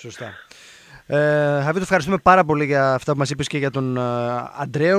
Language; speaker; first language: Greek; native; Greek